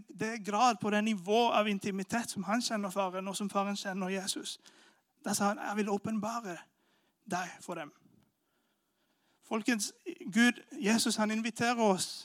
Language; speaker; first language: Norwegian; non-native, fluent; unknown